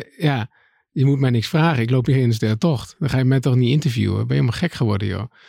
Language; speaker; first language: Dutch; native; Dutch